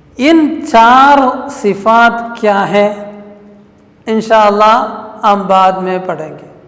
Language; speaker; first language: Urdu; non-native, local second language; Malayalam